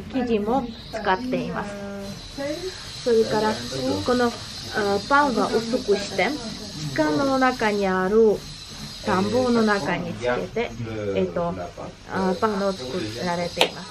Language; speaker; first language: Japanese; non-native, learner; Armenian